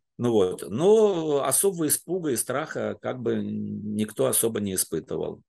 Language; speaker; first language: Russian; native; Russian